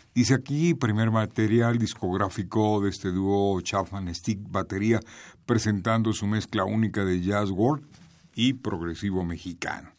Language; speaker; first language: Spanish; native; Spanish